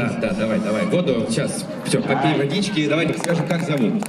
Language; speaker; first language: Russian; native; Russian